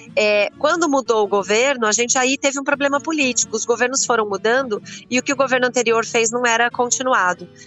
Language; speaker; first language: Portuguese; native; Portuguese